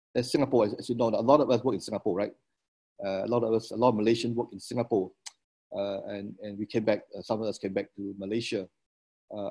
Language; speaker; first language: English; non-native, local second language; Min Nan Chinese